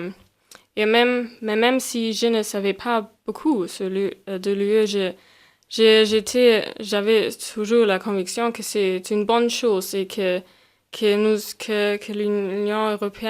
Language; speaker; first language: French; non-native, fluent; German